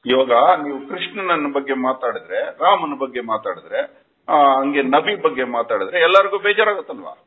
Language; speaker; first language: Kannada; native; Kannada